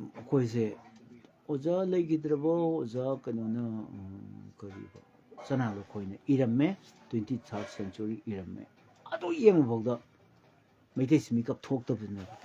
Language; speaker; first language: Manipuri; native; Manipuri